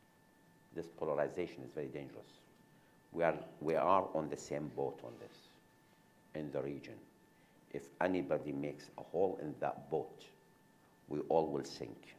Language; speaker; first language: English; non-native, fluent; Arabic